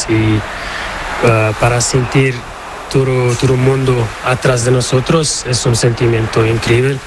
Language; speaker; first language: Spanish; non-native, learner; Portuguese